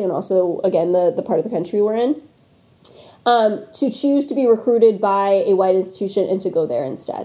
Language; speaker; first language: English; native; English